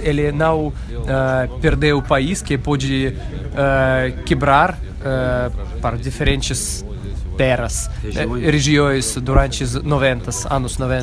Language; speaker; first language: Portuguese; non-native, learner; Russian